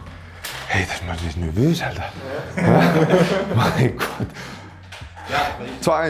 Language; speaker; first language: German; non-native, fluent; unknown